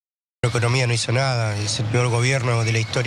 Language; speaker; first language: Spanish; native; Spanish